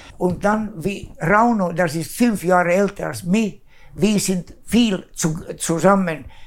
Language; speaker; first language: German; non-native, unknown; Swedish